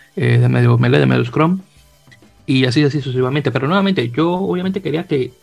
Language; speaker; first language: Spanish; native; Spanish